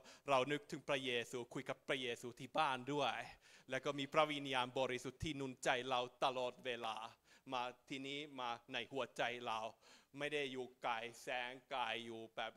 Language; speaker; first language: Thai; non-native, fluent; Finnish